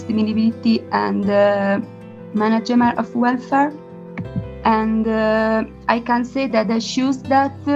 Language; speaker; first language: English; non-native, learner; Italian